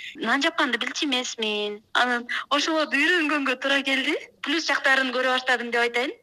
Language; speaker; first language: Kyrgyz; native; Kyrgyz